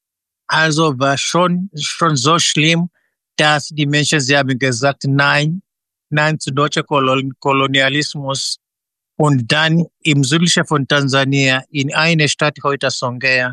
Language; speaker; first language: German; non-native, fluent; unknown